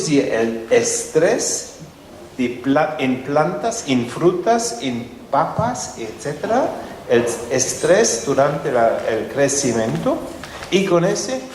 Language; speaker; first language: Spanish; non-native, fluent; German